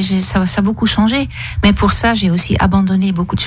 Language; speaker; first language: French; non-native, fluent; Dutch